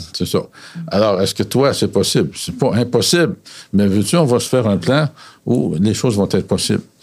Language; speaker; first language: French; native; French